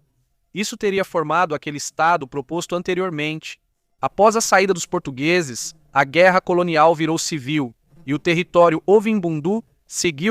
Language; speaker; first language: Portuguese; native; Portuguese